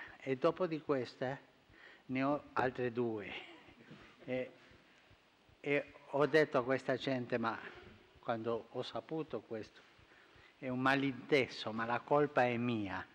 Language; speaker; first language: Italian; non-native, fluent; Spanish